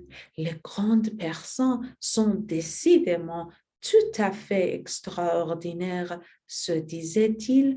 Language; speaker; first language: French; non-native, learner; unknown